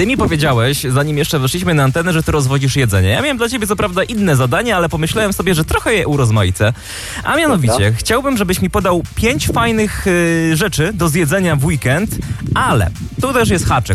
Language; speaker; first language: Polish; native; Polish